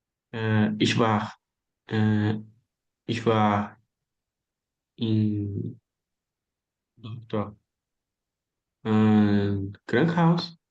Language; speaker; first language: German; non-native, learner; Portuguese